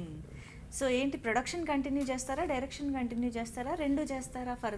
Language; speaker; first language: Telugu; native; Telugu